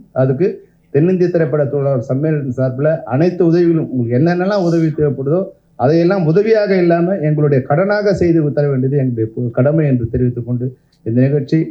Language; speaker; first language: Tamil; native; Tamil